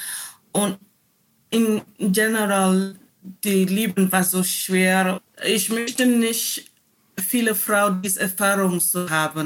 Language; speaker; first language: German; non-native, learner; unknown